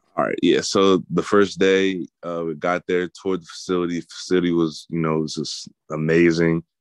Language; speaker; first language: English; native; English